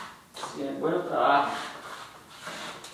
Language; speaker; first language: Spanish; non-native, fluent; Portuguese